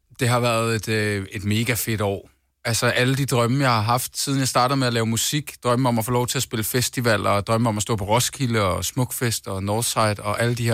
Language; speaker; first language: Danish; native; Danish